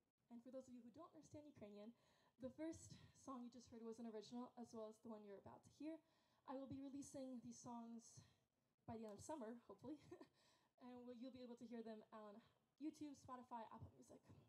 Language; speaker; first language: English; early bilingual, other home language; Ukrainian